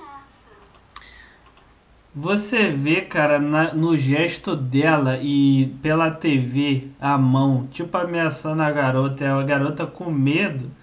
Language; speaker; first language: Portuguese; native; Portuguese